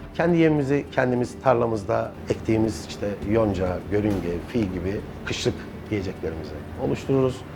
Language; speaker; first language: Turkish; native; Turkish